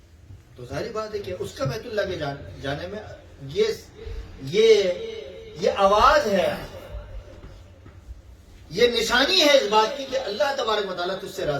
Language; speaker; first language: Urdu; native; Urdu